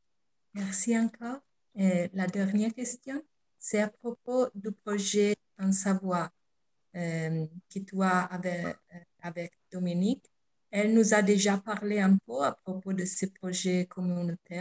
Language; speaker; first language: French; non-native, fluent; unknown